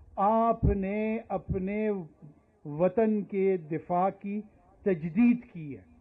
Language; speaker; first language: Urdu; non-native, local second language; Pashto